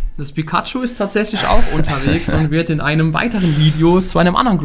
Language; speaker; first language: German; native; German